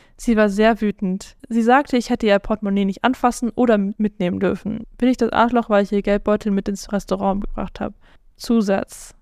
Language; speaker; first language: German; non-native, fluent; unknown